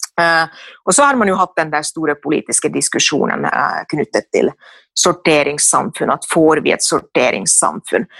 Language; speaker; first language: Norwegian; non-native, fluent; Finnish